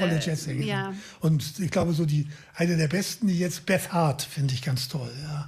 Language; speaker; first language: German; native; German